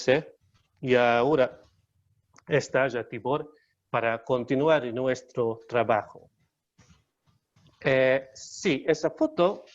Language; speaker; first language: Spanish; non-native, learner; Hungarian